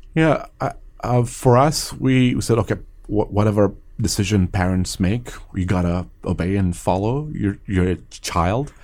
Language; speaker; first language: English; early bilingual, other home language; Persian